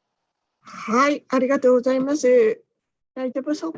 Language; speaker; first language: Japanese; native; Japanese